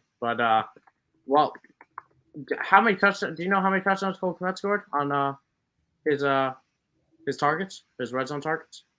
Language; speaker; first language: English; native; English